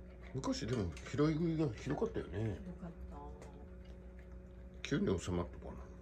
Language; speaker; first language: Japanese; native; Japanese